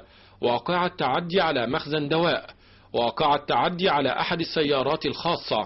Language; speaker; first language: Arabic; native; Arabic